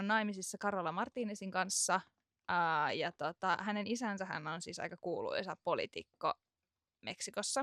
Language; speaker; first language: Finnish; native; Finnish